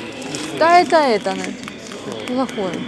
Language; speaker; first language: Russian; non-native, local second language; Ukrainian